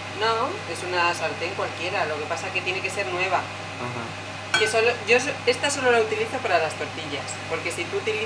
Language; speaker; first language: Spanish; native; Spanish